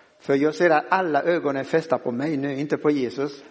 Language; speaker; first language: Swedish; non-native, fluent; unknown